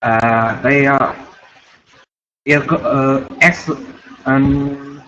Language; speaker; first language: English; non-native, learner; Vietnamese